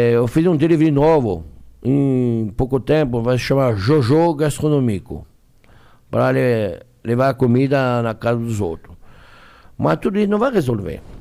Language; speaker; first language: Portuguese; non-native, fluent; French